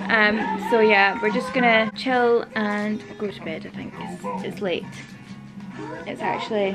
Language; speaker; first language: English; native; English